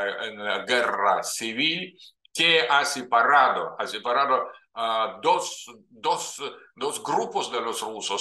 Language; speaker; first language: Spanish; non-native, fluent; Russian